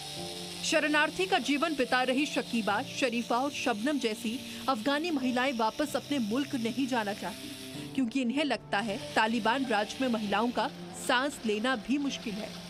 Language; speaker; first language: Hindi; native; Hindi